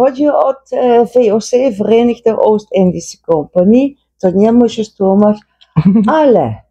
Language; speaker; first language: Polish; non-native, learner; Dutch